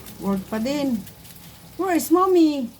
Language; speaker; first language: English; non-native, local second language; Filipino